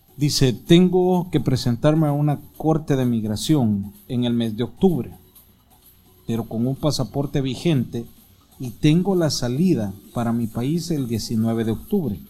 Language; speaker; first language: Spanish; native; Spanish